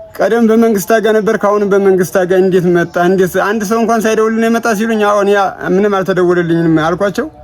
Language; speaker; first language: Amharic; native; Amharic